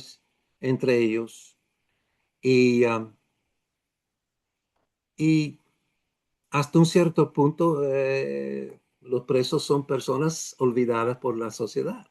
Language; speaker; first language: Spanish; non-native, fluent; Dutch